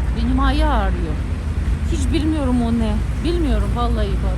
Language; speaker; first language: Turkish; non-native, learner; Russian